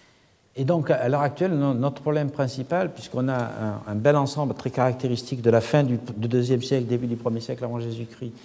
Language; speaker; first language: French; native; French